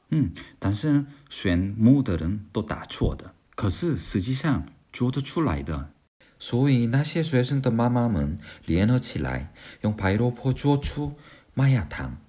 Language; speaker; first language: Chinese; non-native, fluent; Korean